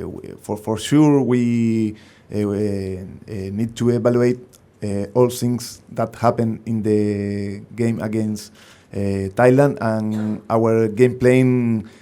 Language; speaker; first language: English; non-native, learner; Spanish